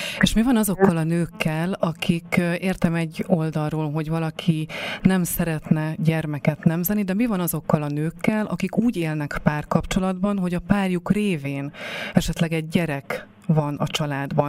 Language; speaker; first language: Hungarian; native; Hungarian